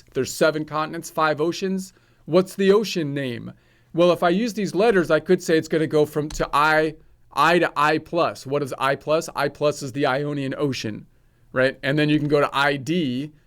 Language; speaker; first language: English; native; English